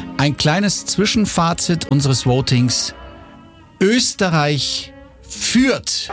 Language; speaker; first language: German; native; German